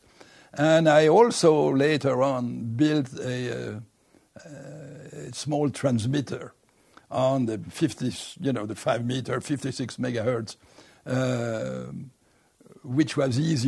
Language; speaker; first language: English; non-native, fluent; French